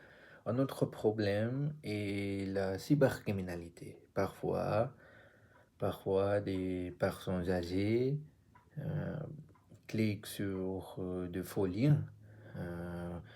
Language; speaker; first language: French; non-native, learner; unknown